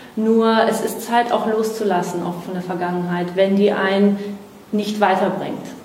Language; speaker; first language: German; non-native, fluent; Portuguese